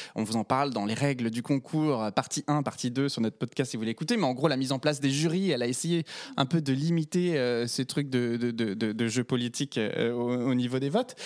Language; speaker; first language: French; native; French